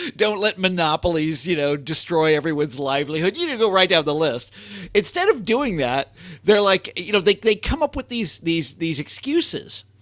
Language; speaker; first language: English; native; English